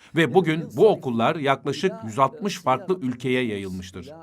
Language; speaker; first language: Turkish; non-native, fluent; Arabic